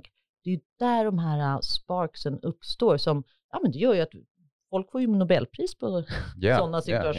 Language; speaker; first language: Swedish; native; Swedish